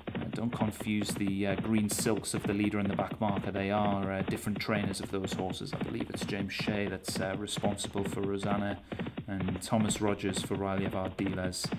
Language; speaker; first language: English; native; English